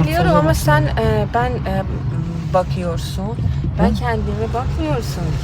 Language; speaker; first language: Turkish; non-native, learner; Persian